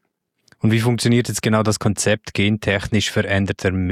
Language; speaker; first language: German; native; German